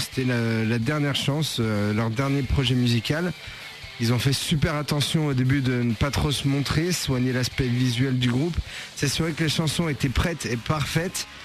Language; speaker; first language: French; native; French